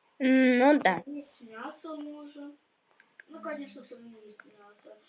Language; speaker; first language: Russian; non-native, local second language; Ukrainian